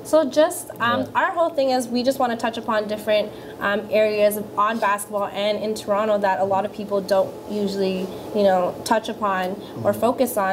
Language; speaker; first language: English; early bilingual, other home language; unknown